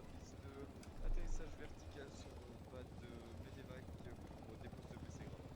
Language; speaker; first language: French; native; French